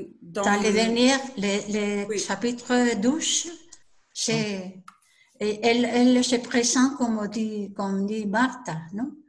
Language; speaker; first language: French; non-native, learner; Spanish